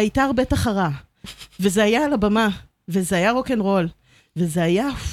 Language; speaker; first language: Hebrew; native; Hebrew